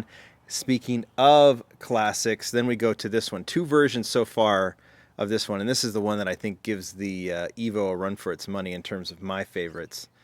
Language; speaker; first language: English; native; English